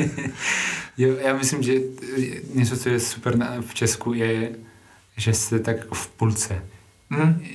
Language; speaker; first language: Czech; non-native, fluent; Spanish